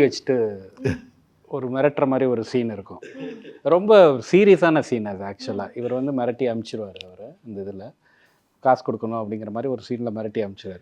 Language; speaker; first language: Tamil; native; Tamil